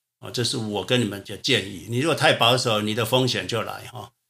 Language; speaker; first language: Chinese; native; Chinese